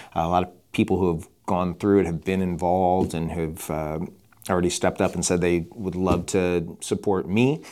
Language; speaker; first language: English; native; English